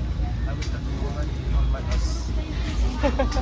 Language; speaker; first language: English; non-native, learner; French